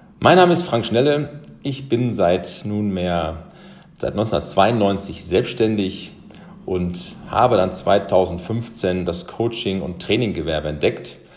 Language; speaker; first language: German; early bilingual, other home language; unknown